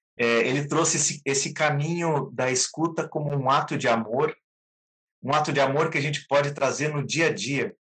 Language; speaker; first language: Portuguese; native; Portuguese